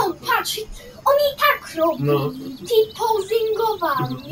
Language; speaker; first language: Polish; early bilingual, heritage; Polish